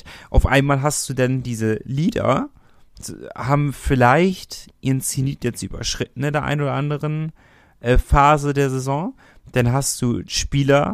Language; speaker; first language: German; native; German